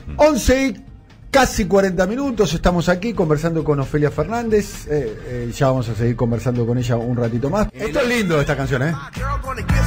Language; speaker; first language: Spanish; native; Spanish